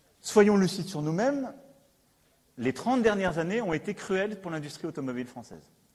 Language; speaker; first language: French; native; French